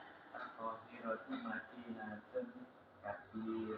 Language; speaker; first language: Arabic; non-native, learner; Indonesian